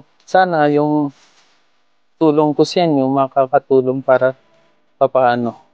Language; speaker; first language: Filipino; non-native, learner; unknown